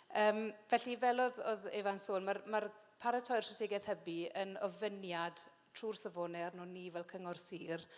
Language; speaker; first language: Welsh; native; Welsh